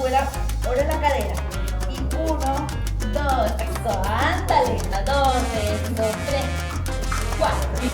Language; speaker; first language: Spanish; native; Spanish